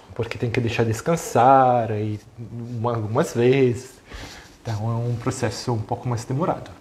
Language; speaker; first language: Portuguese; non-native, fluent; Italian